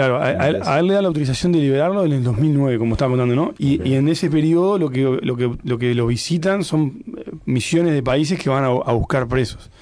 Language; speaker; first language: Spanish; native; Spanish